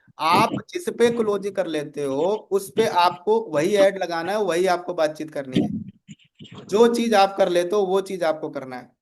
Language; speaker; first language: Hindi; native; Hindi